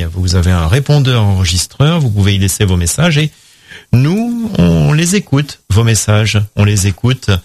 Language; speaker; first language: French; native; French